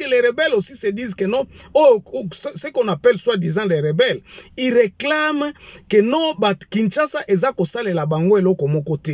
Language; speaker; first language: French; non-native, local second language; Lingala